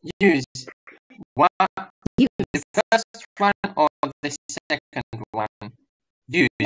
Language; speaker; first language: English; non-native, learner; Russian